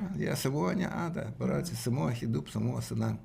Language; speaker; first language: Indonesian; non-native, learner; Russian